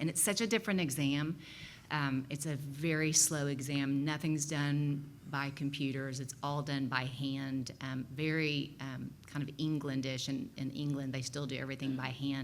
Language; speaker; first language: English; native; English